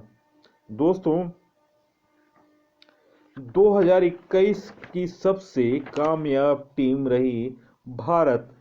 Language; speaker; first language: Hindi; native; Hindi